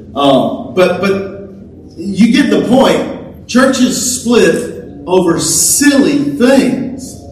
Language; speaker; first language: English; native; English